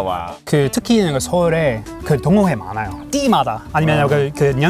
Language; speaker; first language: Korean; non-native, learner; English